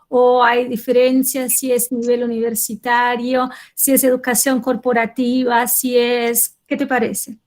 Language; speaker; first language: Spanish; non-native, fluent; Portuguese